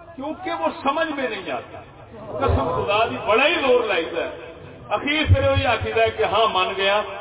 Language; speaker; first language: Urdu; non-native, local second language; Punjabi